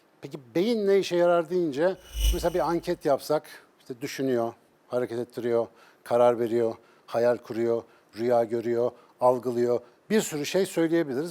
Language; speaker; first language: Turkish; native; Turkish